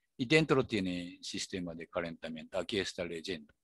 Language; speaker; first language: Spanish; non-native, fluent; Japanese